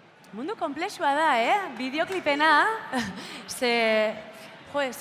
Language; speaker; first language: Basque; native; Basque